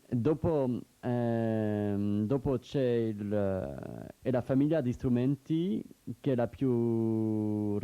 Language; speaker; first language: Italian; non-native, learner; French